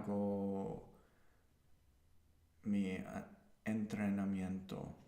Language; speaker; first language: Spanish; non-native, learner; English